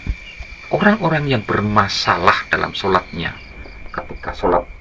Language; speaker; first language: Indonesian; non-native, local second language; Javanese